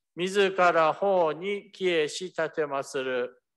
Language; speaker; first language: Japanese; early bilingual, other home language; English